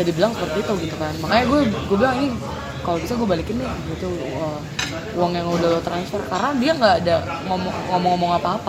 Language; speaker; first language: Indonesian; native; Indonesian